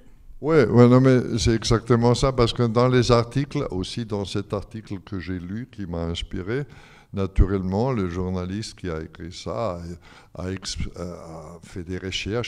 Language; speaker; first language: French; non-native, fluent; German